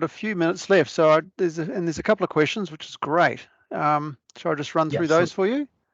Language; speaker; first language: English; native; English